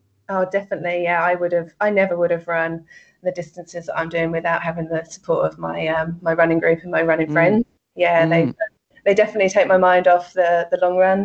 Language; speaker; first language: English; native; English